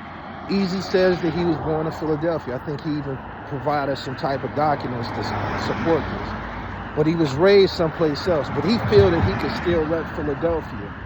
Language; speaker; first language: English; native; English